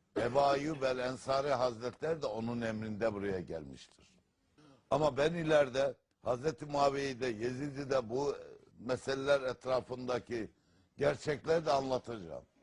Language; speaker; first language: Turkish; native; Turkish